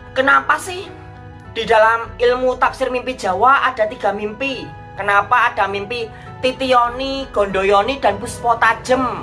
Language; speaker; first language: Indonesian; non-native, local second language; Javanese